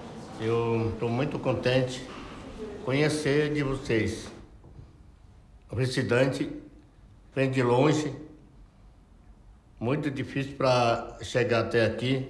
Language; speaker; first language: Portuguese; non-native, local second language; Yanomámi